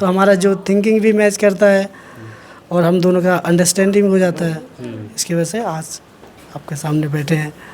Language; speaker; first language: Hindi; native; Hindi